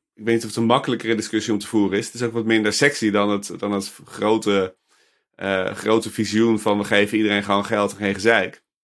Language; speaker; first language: Dutch; native; Dutch